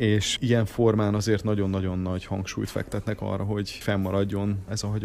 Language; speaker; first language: Hungarian; native; Hungarian